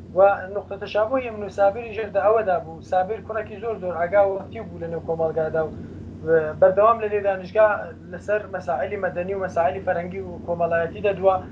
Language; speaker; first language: Central Kurdish; native; Central Kurdish